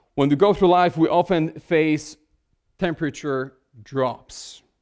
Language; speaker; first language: English; non-native, fluent; Polish